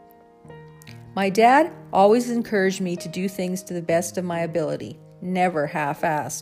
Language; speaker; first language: English; native; English